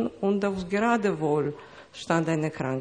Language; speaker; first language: German; non-native, fluent; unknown